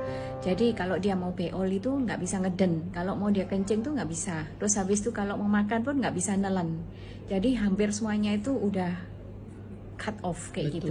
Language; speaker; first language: Indonesian; non-native, local second language; Malay